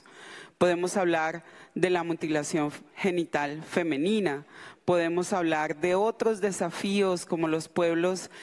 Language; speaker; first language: Spanish; non-native, local second language; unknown